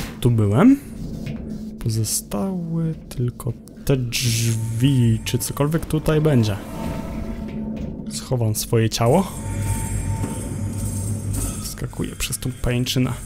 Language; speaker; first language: Polish; native; Polish